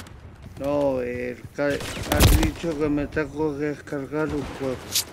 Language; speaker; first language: Spanish; native; Spanish